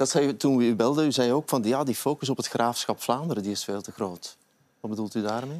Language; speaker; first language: Dutch; native; Dutch